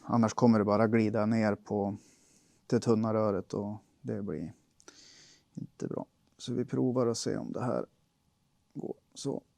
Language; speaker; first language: Swedish; native; Swedish